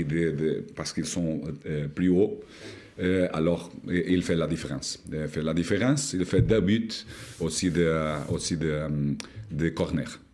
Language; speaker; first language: French; non-native, learner; Portuguese